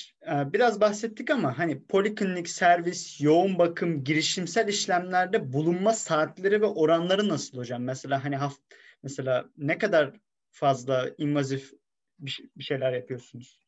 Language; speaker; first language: Turkish; native; Turkish